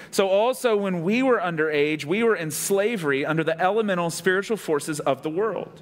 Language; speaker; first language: English; native; English